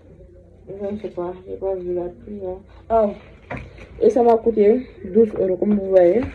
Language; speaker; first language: French; non-native, fluent; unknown